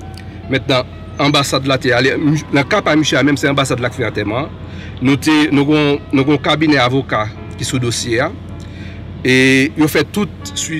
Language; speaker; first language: French; non-native, local second language; Haitian Creole